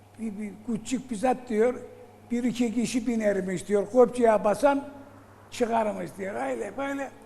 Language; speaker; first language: Turkish; early bilingual, heritage; Turkish